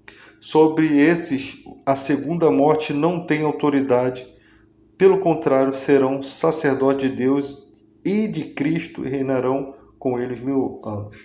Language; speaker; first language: Portuguese; native; Portuguese